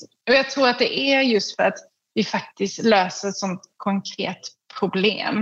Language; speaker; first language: Swedish; native; Swedish